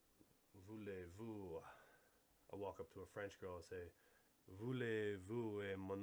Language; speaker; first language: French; non-native, learner; English